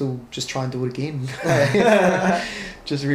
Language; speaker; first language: English; native; English